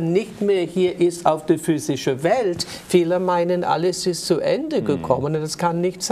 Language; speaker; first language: German; non-native, fluent; English